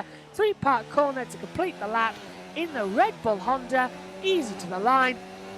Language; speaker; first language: English; native; English